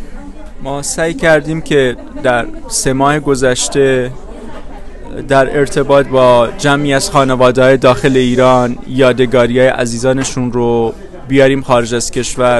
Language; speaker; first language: Persian; native; Persian